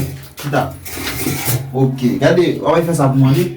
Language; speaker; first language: French; non-native, local second language; Haitian Creole